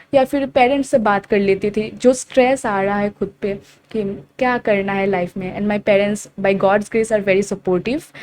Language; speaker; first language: Hindi; non-native, local second language; Assamese